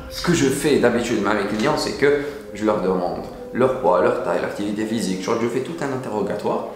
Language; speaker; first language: French; non-native, local second language; Arabic